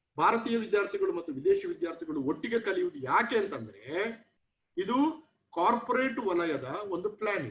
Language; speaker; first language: Kannada; non-native, local second language; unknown